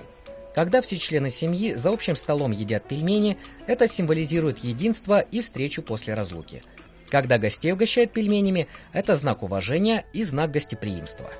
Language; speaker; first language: Russian; native; Russian